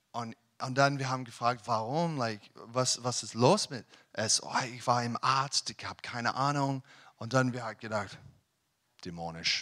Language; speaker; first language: German; non-native, learner; English